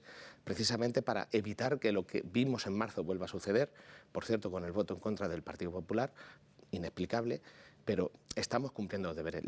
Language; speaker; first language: Spanish; native; Spanish